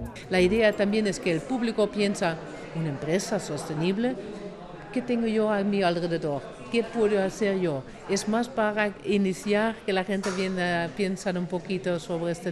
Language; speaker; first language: Spanish; non-native, fluent; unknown